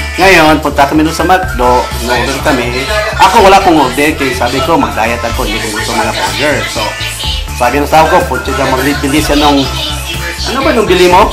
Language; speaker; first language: Filipino; non-native, local second language; Cebuano